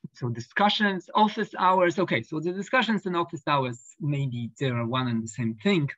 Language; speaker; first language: English; non-native, fluent; Polish